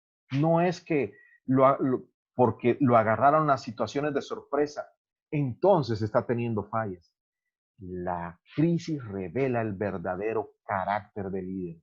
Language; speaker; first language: Spanish; native; Spanish